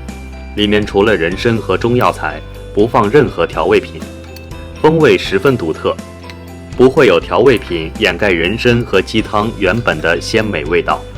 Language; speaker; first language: Chinese; native; Chinese